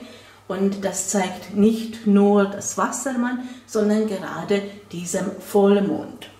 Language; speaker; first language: German; non-native, fluent; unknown